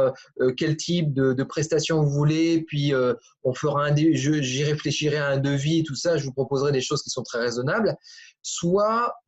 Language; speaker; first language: French; native; French